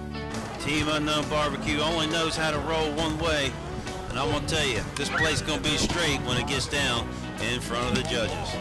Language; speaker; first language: English; native; English